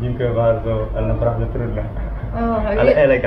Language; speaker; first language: Polish; non-native, learner; Balinese